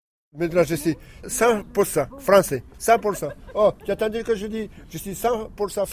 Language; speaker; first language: French; non-native, learner; Slovak